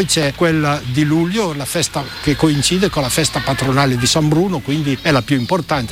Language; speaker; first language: Italian; native; Italian